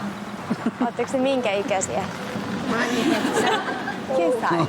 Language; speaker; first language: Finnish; non-native, learner; Japanese